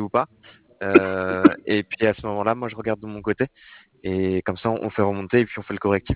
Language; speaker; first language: French; native; French